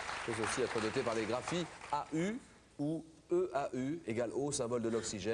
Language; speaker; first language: French; native; French